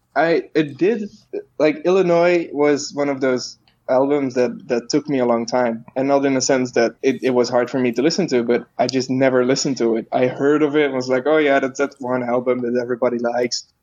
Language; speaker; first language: English; non-native, fluent; Dutch